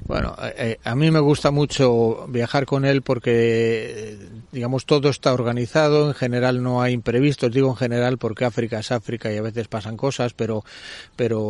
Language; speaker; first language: Spanish; native; Spanish